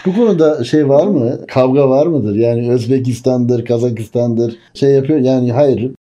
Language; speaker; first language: Turkish; native; Turkish